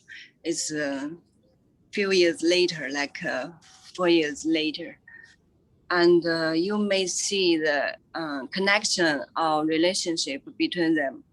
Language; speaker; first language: English; non-native, fluent; Chinese